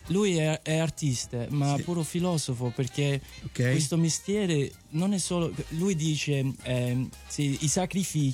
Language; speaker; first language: Italian; native; Italian